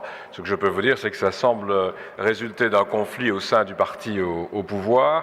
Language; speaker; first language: French; native; French